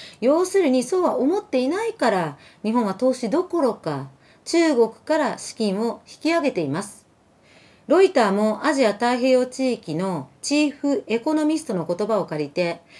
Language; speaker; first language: Japanese; early bilingual, other home language; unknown